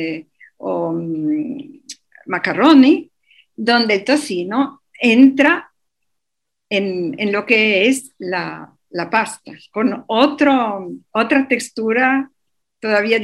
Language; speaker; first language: Spanish; non-native, fluent; Italian